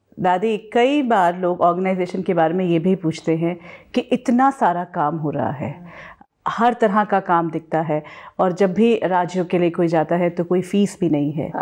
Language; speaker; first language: Hindi; native; Hindi